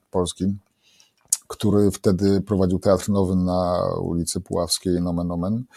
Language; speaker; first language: Polish; native; Polish